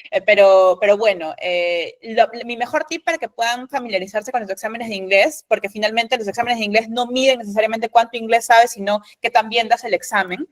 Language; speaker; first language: Spanish; native; Spanish